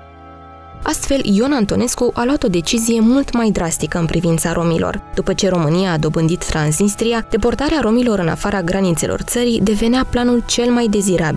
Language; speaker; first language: Romanian; native; Romanian